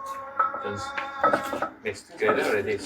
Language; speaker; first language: English; non-native, learner; Thai